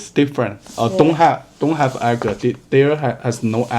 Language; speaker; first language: English; non-native, learner; Chinese